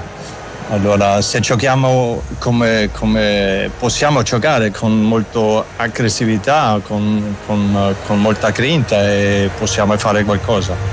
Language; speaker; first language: Italian; non-native, learner; German